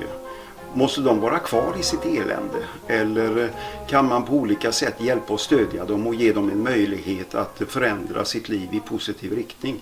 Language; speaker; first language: Swedish; native; Swedish